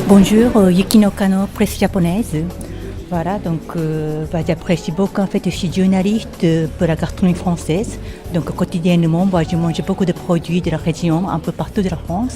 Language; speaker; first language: French; non-native, fluent; Japanese